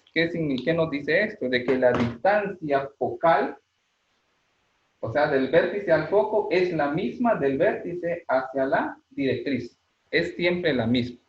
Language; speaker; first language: Spanish; native; Spanish